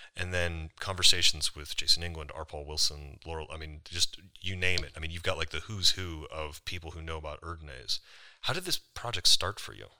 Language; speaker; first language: English; native; English